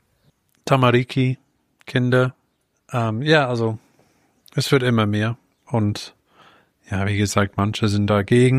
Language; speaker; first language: German; non-native, fluent; English